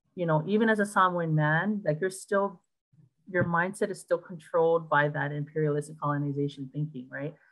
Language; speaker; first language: English; native; English